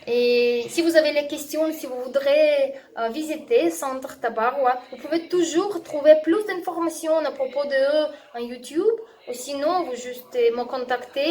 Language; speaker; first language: French; non-native, learner; Russian